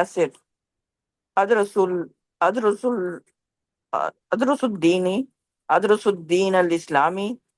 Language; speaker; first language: Arabic; non-native, learner; Urdu